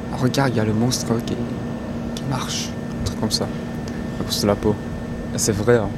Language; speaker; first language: French; non-native, fluent; Korean